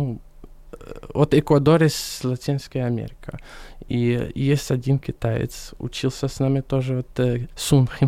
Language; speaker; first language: Russian; non-native, fluent; Arabic